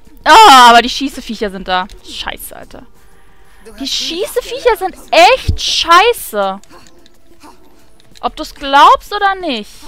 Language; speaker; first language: German; native; German